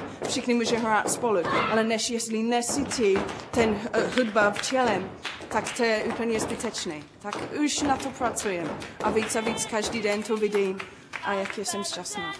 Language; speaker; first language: Czech; non-native, learner; English